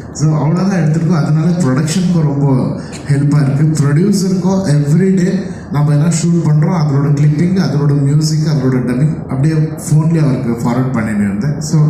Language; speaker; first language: Tamil; non-native, local second language; Kannada